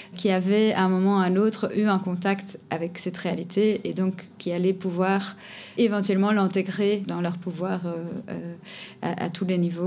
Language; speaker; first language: French; non-native, fluent; Portuguese